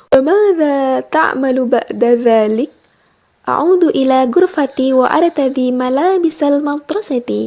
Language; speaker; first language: Arabic; non-native, learner; Indonesian